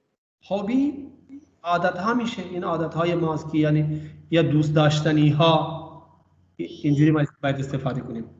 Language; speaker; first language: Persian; non-native, fluent; Urdu